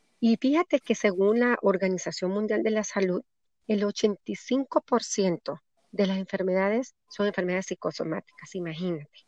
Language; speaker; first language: Spanish; native; Spanish